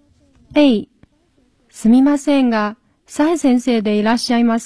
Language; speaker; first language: Japanese; non-native, fluent; Chinese